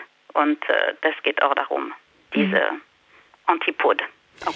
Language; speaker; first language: German; non-native, fluent; French